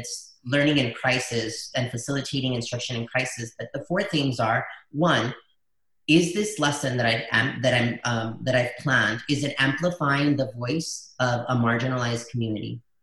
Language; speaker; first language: English; early bilingual, other home language; Spanish